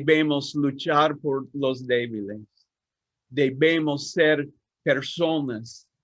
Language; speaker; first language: Spanish; non-native, learner; English